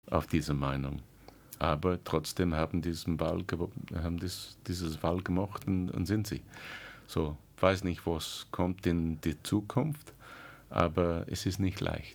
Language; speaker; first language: German; non-native, learner; English